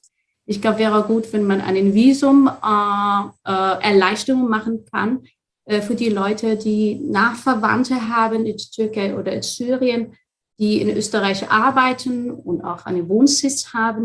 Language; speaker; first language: German; non-native, fluent; Arabic